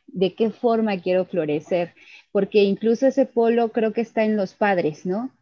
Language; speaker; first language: Spanish; native; Spanish